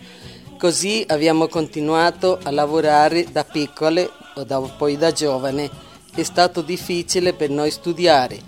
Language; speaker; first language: Italian; early bilingual, heritage; Italian